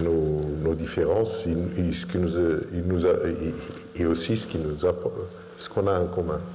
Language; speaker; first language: French; non-native, fluent; Portuguese